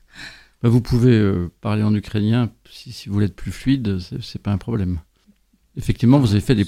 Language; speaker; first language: French; native; French